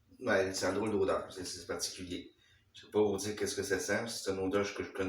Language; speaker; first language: French; native; French